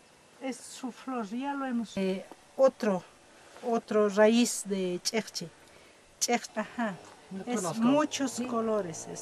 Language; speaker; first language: Spanish; non-native, local second language; Quechua